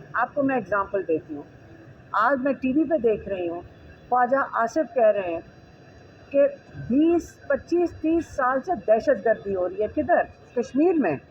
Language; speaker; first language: Urdu; native; Urdu